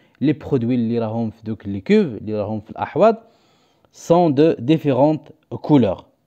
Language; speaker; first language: French; non-native, local second language; Arabic